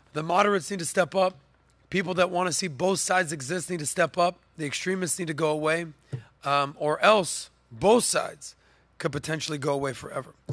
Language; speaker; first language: English; native; English